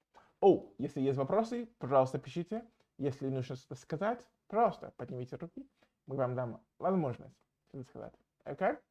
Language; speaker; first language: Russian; non-native, fluent; English